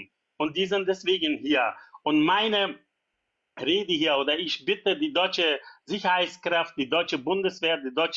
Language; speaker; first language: German; non-native, fluent; Persian